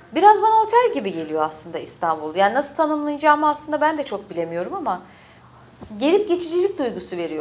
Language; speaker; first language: Turkish; native; Turkish